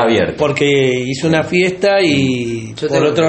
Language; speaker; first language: Spanish; native; Spanish